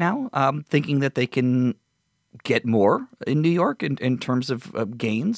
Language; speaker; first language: English; native; English